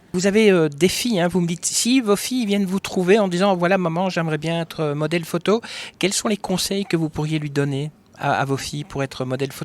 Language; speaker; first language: French; native; French